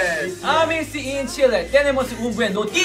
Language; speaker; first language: Spanish; non-native, learner; Korean